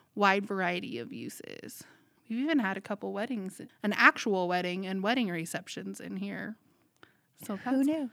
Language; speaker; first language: English; native; English